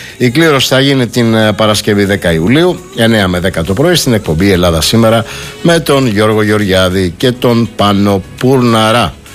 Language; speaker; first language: Greek; native; Greek